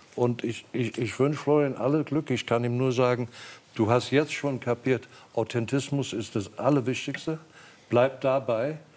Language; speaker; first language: German; non-native, fluent; English